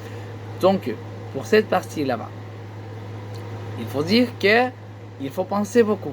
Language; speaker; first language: French; non-native, learner; Spanish